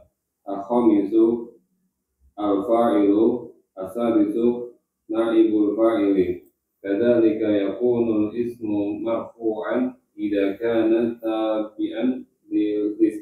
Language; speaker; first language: Arabic; non-native, learner; Indonesian